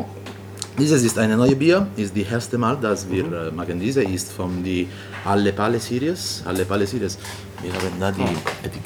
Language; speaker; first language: German; non-native, learner; Italian